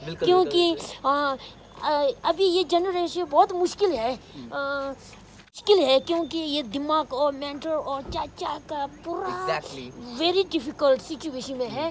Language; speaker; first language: Hindi; non-native, local second language; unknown